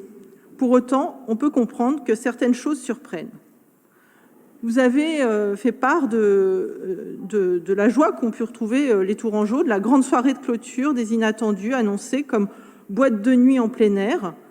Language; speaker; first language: French; native; French